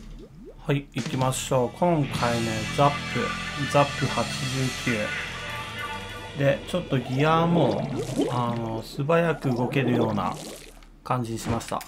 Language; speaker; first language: Japanese; native; Japanese